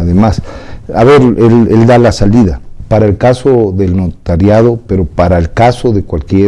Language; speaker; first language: Spanish; native; Spanish